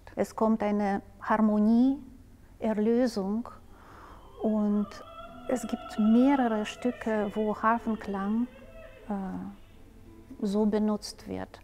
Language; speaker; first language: German; non-native, fluent; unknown